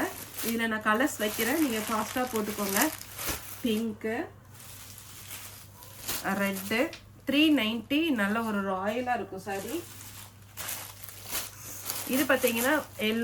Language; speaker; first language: Tamil; native; Tamil